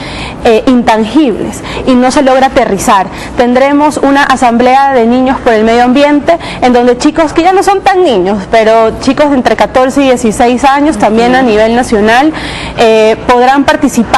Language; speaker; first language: Spanish; native; Spanish